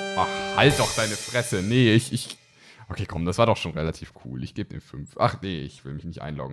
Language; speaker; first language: German; native; German